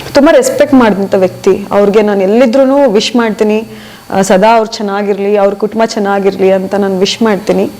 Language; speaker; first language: Kannada; native; Kannada